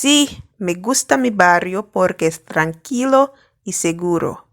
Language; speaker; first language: Spanish; non-native, fluent; English